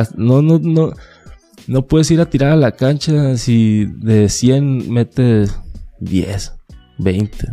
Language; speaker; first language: Spanish; native; Spanish